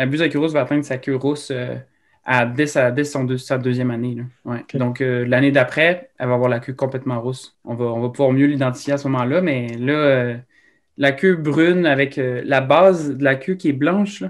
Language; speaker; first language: French; native; French